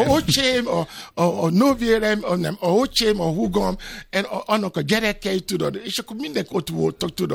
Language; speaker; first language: Hungarian; non-native, learner; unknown